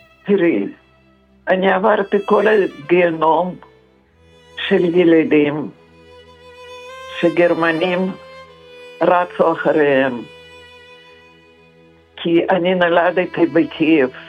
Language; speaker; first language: Hebrew; non-native, fluent; Russian